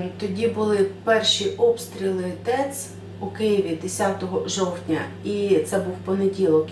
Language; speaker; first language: Ukrainian; non-native, local second language; Russian